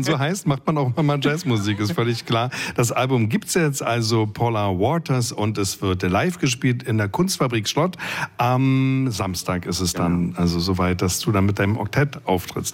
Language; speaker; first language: German; native; German